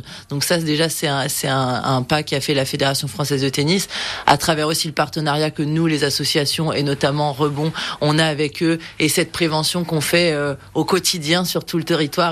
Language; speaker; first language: French; native; French